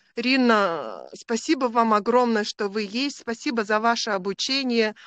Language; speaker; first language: Russian; native; Russian